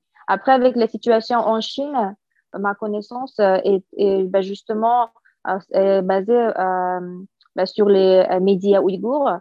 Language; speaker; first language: French; non-native, fluent; Uyghur